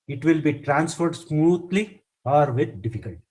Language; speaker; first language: English; non-native, local second language; Kannada